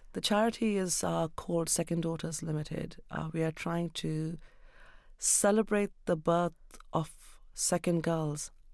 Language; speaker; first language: English; non-native, local second language; Urdu